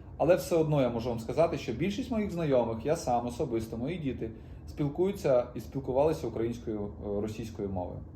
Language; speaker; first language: Ukrainian; non-native, local second language; Russian